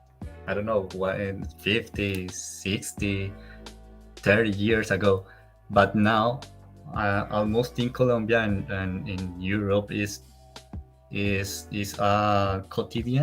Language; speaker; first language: English; non-native, learner; Spanish